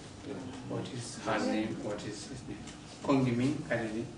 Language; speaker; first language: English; non-native, learner; Tibetan